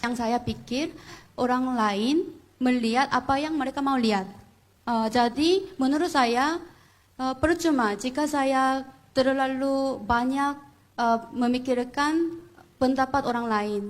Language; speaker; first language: Indonesian; non-native, fluent; Korean